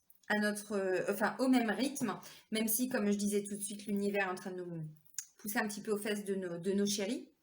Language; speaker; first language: French; native; French